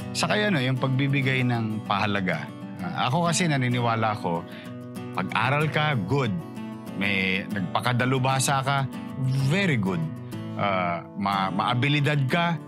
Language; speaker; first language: Filipino; native; Filipino